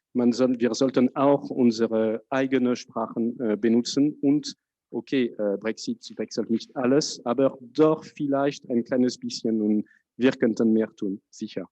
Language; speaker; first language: German; non-native, fluent; French